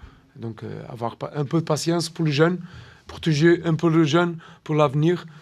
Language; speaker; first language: French; non-native, learner; Portuguese